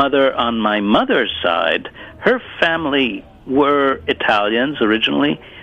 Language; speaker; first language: English; early bilingual, other home language; Italian